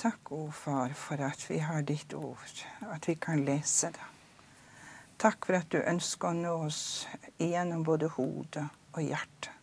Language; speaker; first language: Norwegian; native; Norwegian